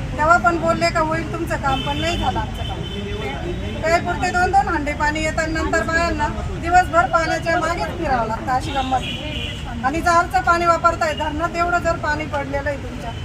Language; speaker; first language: Marathi; native; Marathi